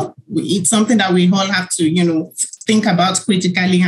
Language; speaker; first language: English; non-native, local second language; Yoruba